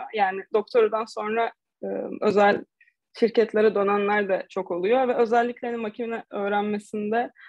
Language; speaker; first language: Turkish; native; Turkish